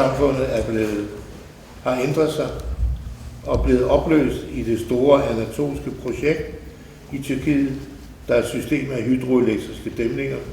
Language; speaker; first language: Danish; native; Danish